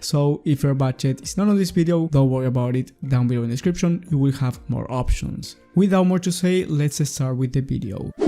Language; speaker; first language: English; non-native, fluent; Spanish